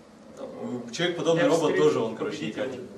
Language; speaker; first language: Russian; native; Russian